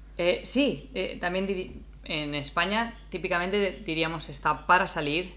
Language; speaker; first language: Spanish; native; Spanish